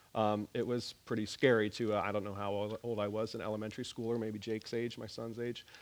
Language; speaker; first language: English; native; English